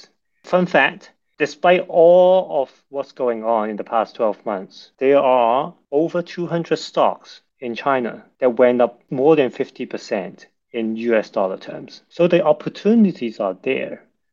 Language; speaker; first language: English; non-native, local second language; Cantonese